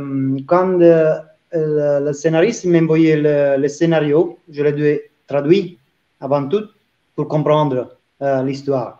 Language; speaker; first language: French; non-native, learner; Italian